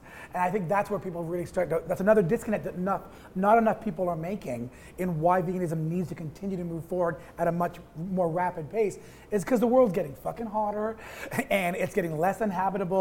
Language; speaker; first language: English; native; English